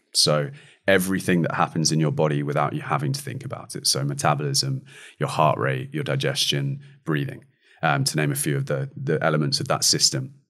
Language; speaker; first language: English; native; English